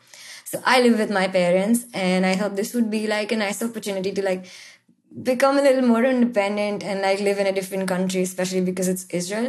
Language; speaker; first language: English; non-native, local second language; Marathi